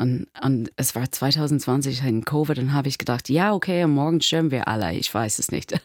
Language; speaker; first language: German; non-native, learner; English